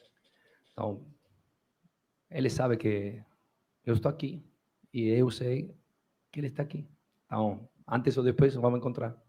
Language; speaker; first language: Portuguese; non-native, fluent; Spanish